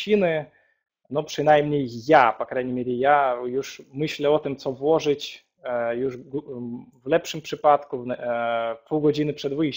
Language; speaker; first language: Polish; non-native, fluent; Russian